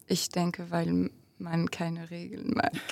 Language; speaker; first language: German; non-native, fluent; French